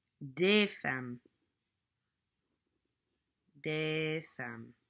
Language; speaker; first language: French; non-native, fluent; English